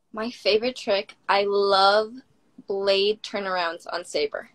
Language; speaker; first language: English; native; English